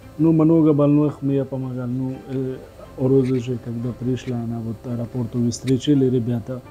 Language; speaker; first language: Russian; non-native, learner; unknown